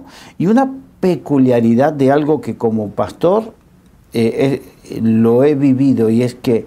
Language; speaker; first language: Spanish; native; Spanish